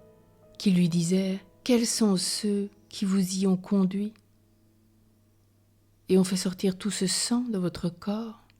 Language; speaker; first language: French; native; French